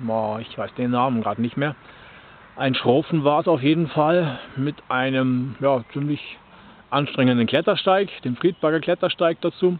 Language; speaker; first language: German; native; German